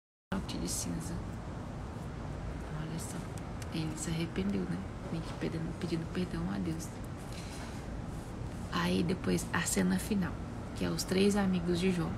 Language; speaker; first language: Portuguese; native; Portuguese